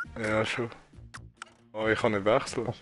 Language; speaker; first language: German; native; German